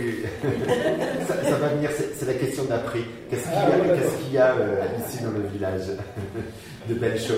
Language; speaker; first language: French; native; French